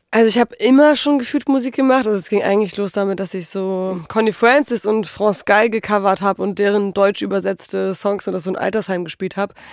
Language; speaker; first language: German; early bilingual, other home language; Polish